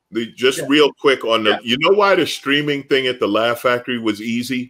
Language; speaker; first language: English; native; English